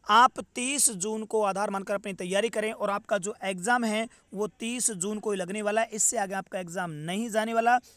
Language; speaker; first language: Hindi; native; Hindi